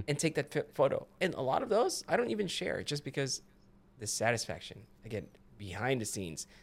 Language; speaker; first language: English; non-native, local second language; Filipino